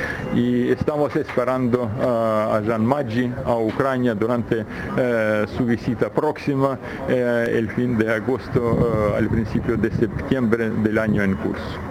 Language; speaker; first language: Spanish; non-native, fluent; Ukrainian